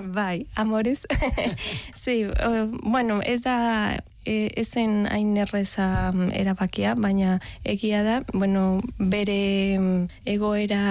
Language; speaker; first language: Basque; non-native, learner; Spanish